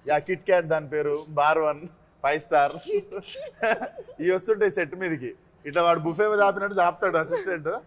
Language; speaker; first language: Telugu; native; Telugu